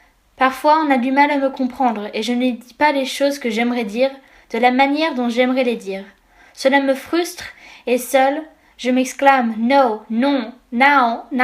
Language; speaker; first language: French; non-native, fluent; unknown